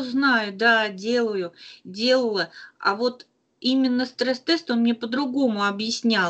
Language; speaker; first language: Russian; native; Russian